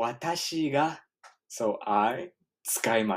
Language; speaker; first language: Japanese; non-native, fluent; English